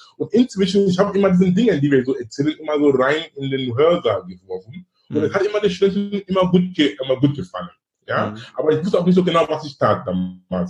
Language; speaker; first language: German; non-native, fluent; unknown